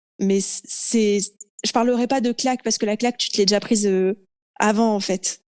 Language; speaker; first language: French; early bilingual, other home language; Arabic